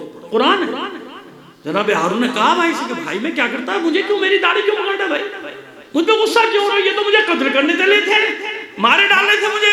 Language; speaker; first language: Urdu; native; Urdu